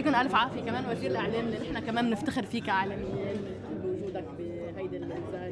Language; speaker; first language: Arabic; native; Arabic